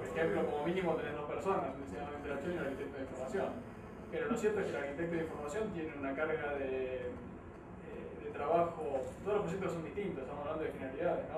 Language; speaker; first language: Spanish; native; Spanish